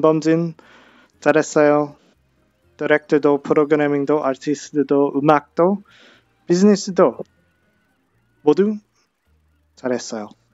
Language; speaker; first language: Korean; non-native, fluent; English